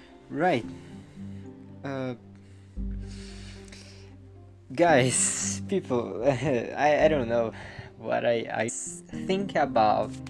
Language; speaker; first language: English; non-native, learner; Portuguese